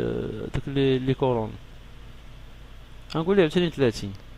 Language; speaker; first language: Arabic; native; Arabic